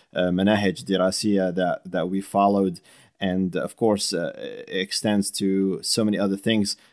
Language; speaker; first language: English; non-native, fluent; Arabic